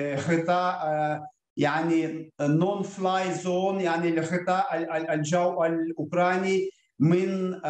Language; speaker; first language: Arabic; non-native, fluent; Ukrainian